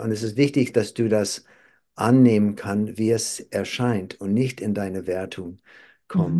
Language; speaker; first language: German; non-native, fluent; English